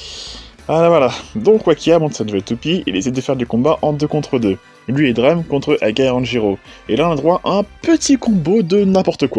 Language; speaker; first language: French; native; French